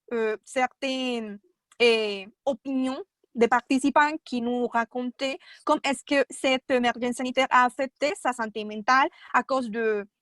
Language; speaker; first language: French; non-native, fluent; Spanish